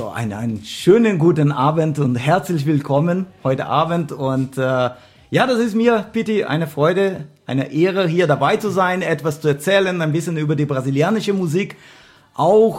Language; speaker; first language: German; non-native, fluent; Portuguese